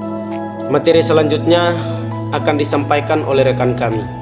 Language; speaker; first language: Indonesian; native; Indonesian